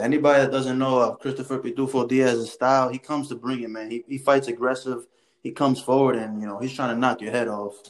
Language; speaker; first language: English; early bilingual, other home language; Spanish